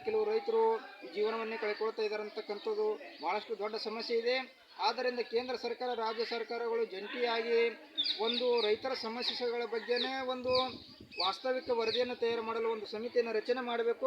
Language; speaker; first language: Kannada; native; Kannada